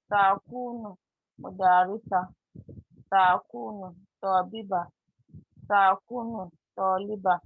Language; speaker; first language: Arabic; non-native, learner; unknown